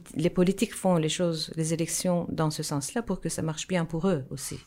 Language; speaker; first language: French; non-native, fluent; Turkish